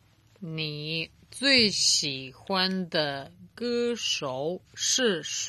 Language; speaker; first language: Chinese; non-native, learner; Serbian